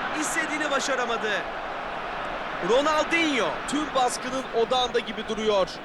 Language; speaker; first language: Turkish; native; Turkish